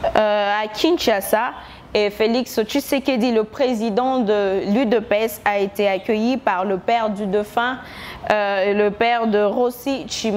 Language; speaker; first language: French; non-native, local second language; Lingala